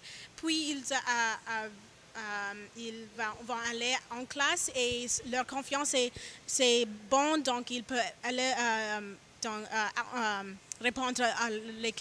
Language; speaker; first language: French; non-native, learner; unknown